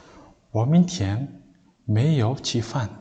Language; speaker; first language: Chinese; non-native, fluent; Mongolian